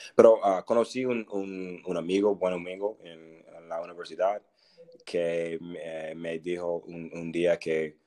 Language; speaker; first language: Spanish; non-native, learner; English